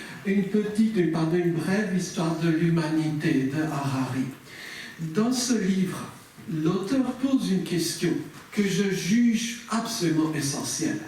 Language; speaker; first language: French; native; French